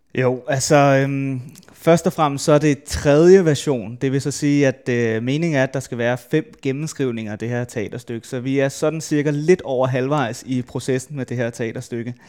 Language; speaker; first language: Danish; native; Danish